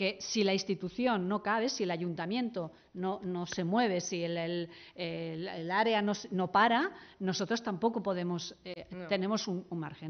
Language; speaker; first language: Spanish; native; Spanish